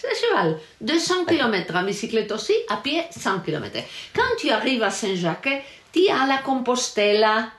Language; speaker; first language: French; non-native, learner; Galician